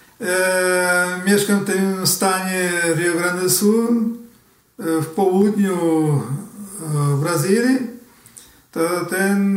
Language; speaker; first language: Polish; early bilingual, heritage; Portuguese